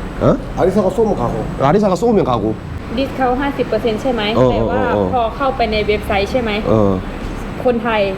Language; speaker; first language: Thai; non-native, learner; Korean